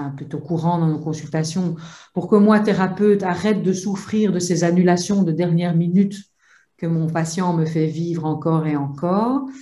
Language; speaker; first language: French; native; French